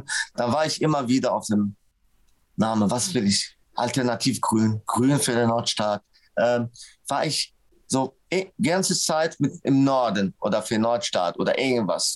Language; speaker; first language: German; non-native, fluent; Arabic